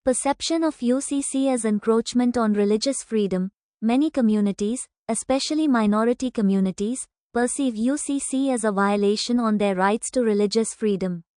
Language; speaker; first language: English; non-native, local second language; Tamil